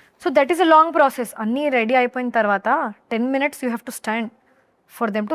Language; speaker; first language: Telugu; non-native, learner; Hindi